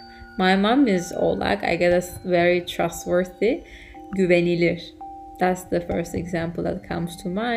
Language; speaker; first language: English; non-native, fluent; Turkish